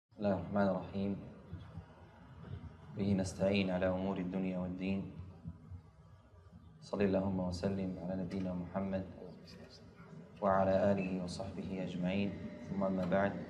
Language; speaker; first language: Arabic; native; Arabic